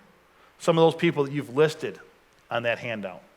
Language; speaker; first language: English; native; English